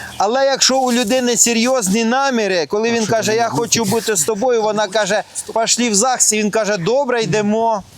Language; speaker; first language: Ukrainian; non-native, local second language; Russian